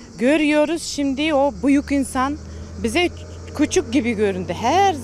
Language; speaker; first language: Turkish; non-native, learner; Kazakh